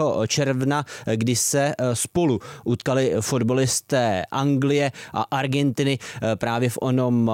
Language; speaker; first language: Czech; native; Czech